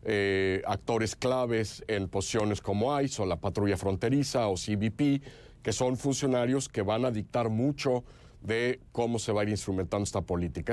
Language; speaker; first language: Spanish; native; Spanish